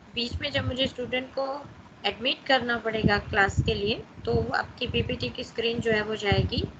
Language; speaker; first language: Hindi; non-native, local second language; Gujarati